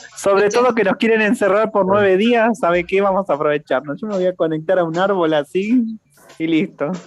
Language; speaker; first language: Spanish; native; Spanish